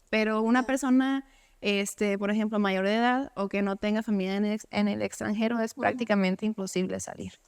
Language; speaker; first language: Spanish; native; Spanish